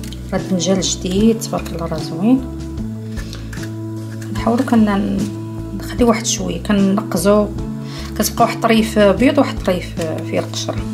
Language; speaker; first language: Arabic; native; Arabic